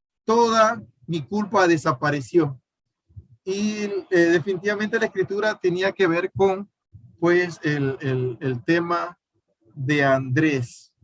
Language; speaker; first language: Spanish; native; Spanish